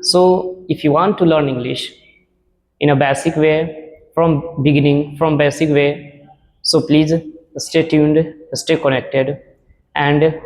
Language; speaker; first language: English; non-native, learner; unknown